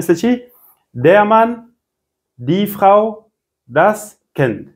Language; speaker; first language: German; non-native, fluent; Persian